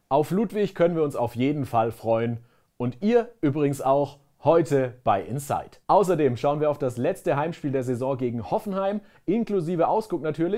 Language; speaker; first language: German; native; German